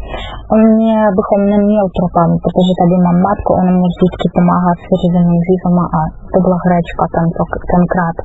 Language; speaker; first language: Czech; non-native, fluent; Russian